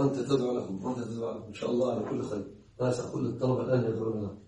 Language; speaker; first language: Arabic; native; Arabic